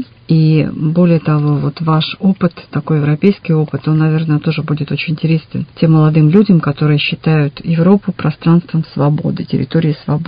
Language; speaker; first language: Russian; native; Russian